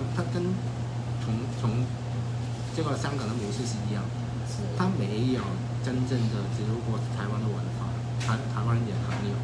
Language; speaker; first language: Chinese; non-native, fluent; Cantonese